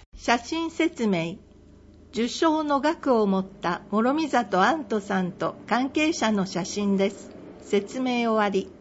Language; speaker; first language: Japanese; native; Japanese